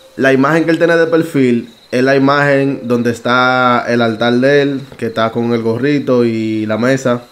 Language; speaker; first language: Spanish; native; Spanish